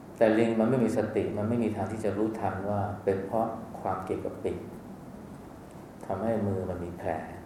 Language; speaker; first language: Thai; native; Thai